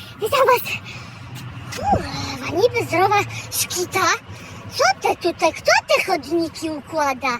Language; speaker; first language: Polish; native; Polish